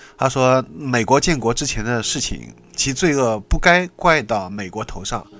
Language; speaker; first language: Chinese; native; Chinese